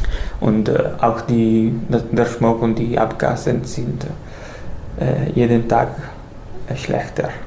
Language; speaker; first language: German; non-native, learner; Italian